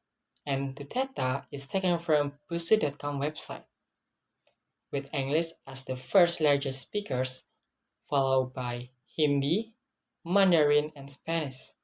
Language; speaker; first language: English; non-native, learner; Indonesian